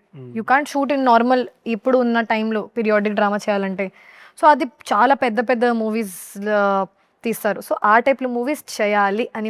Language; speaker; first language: Telugu; non-native, learner; Hindi